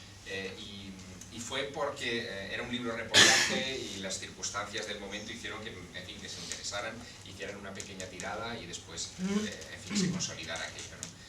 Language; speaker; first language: Spanish; native; Spanish